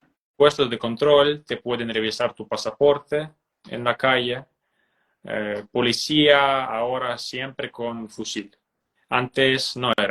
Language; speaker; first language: Spanish; non-native, fluent; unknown